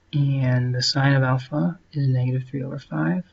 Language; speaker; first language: English; native; English